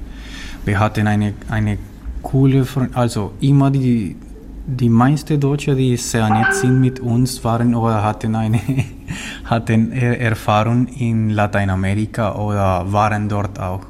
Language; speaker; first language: German; non-native, learner; Spanish